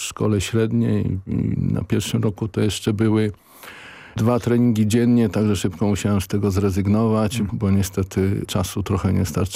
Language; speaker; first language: Polish; native; Polish